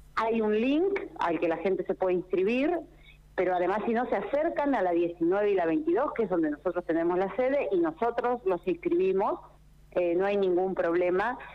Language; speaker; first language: Spanish; native; Spanish